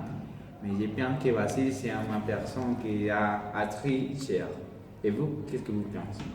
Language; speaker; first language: French; non-native, learner; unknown